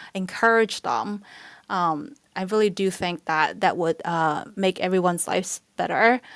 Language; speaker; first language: English; non-native, fluent; Chinese